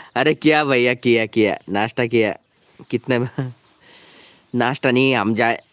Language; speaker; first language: Hindi; non-native, local second language; Marathi